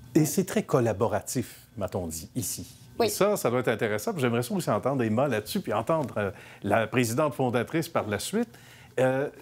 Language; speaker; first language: French; native; French